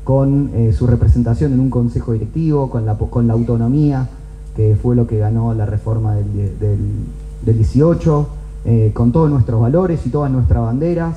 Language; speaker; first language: Spanish; native; Spanish